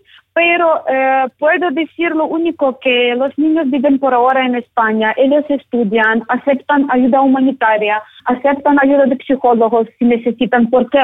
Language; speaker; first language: Spanish; non-native, learner; Ukrainian